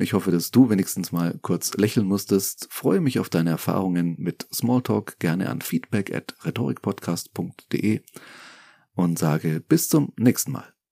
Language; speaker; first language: German; native; German